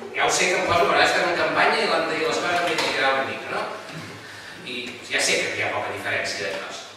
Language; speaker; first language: Catalan; native; Catalan